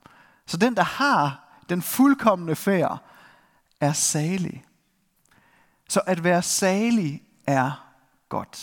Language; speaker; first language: Danish; native; Danish